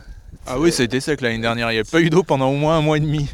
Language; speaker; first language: French; native; French